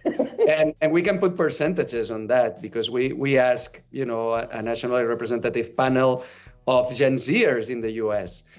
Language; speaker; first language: English; non-native, fluent; Spanish